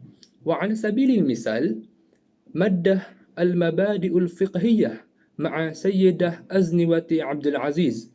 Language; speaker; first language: Arabic; non-native, learner; Malay